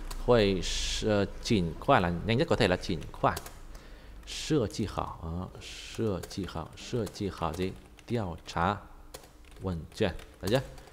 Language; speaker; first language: Chinese; non-native, fluent; Vietnamese